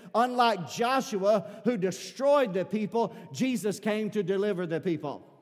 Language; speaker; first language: English; native; English